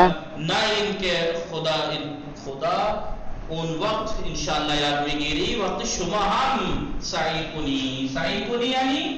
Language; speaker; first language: Persian; non-native, fluent; Urdu